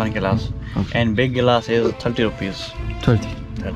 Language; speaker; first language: English; non-native, learner; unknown